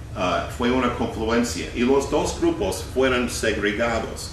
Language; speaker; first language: Spanish; non-native, fluent; English